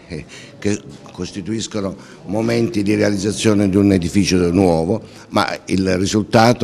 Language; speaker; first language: Italian; native; Italian